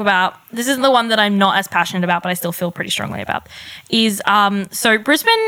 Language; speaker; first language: English; native; English